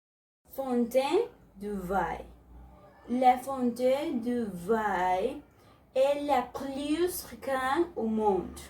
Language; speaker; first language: French; non-native, learner; Spanish